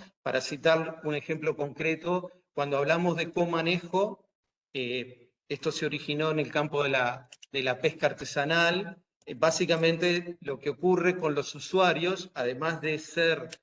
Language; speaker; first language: Spanish; native; Spanish